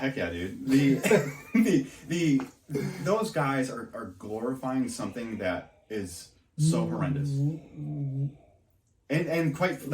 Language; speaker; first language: English; native; English